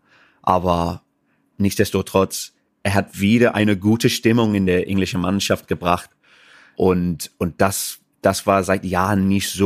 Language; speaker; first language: German; non-native, fluent; English